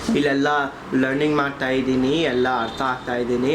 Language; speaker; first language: Kannada; early bilingual, heritage; Kannada